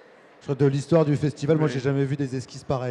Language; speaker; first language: French; native; French